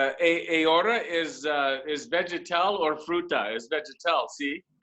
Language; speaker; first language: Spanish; non-native, learner; English